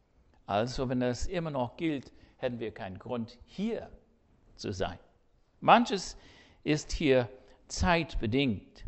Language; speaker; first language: German; non-native, fluent; English